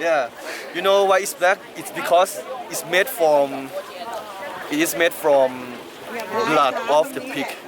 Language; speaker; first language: English; non-native, fluent; Thai